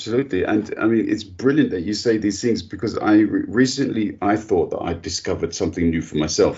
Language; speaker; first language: English; native; English